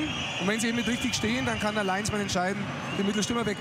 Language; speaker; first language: German; native; German